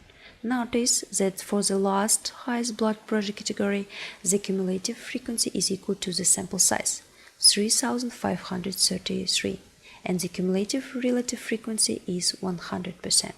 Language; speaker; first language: English; non-native, fluent; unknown